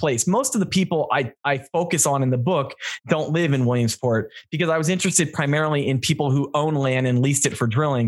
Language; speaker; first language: English; native; English